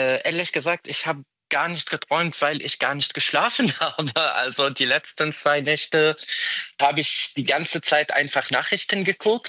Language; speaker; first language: German; non-native, fluent; Arabic